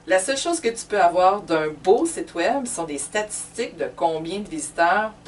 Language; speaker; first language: French; native; French